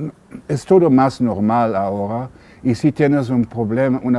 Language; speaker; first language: Spanish; non-native, learner; German